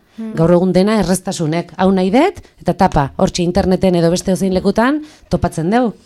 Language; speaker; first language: Basque; native; Basque